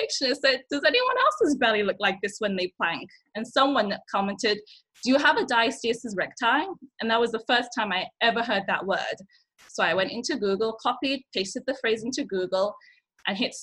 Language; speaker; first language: English; early bilingual, other home language; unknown